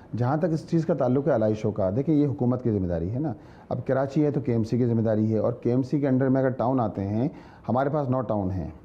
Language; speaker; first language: Urdu; native; Urdu